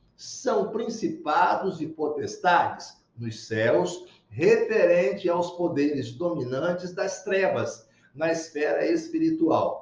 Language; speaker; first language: Portuguese; native; Portuguese